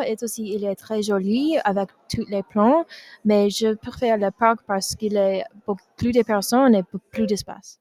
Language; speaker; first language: French; non-native, learner; English